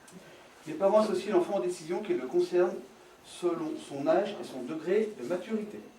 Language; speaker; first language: French; native; French